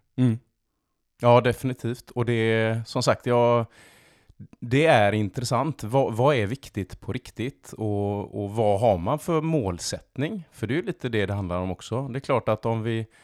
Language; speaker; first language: Swedish; native; Swedish